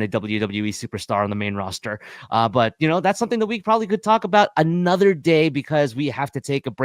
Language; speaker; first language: English; native; English